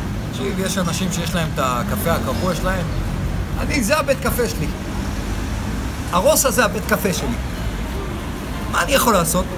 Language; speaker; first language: Hebrew; native; Hebrew